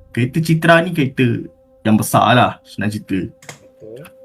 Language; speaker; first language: Malay; native; Malay